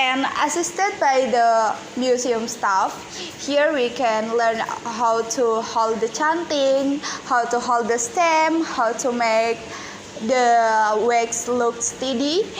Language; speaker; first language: English; non-native, learner; Indonesian